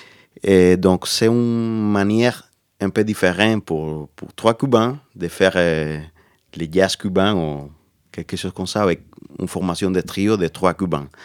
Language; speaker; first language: French; non-native, learner; Spanish